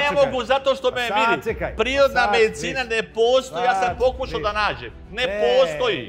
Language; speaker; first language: Serbian; native; Serbian